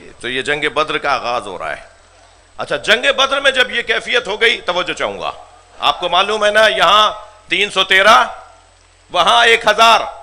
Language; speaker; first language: Urdu; non-native, local second language; Sindhi